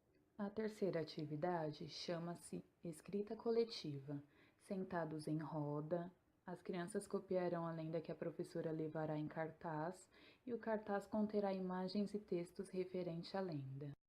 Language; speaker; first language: Portuguese; native; Portuguese